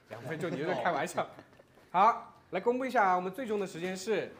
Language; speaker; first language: Chinese; native; Chinese